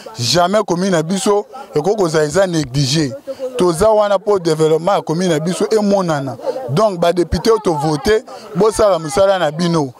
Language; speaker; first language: Lingala; native; Lingala